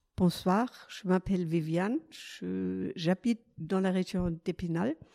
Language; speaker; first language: French; non-native, fluent; German